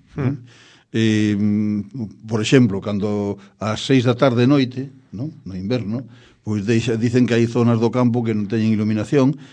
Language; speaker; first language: Galician; native; Galician